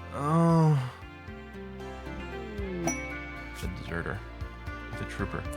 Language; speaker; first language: English; native; English